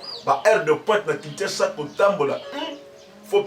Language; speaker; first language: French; non-native, local second language; Lingala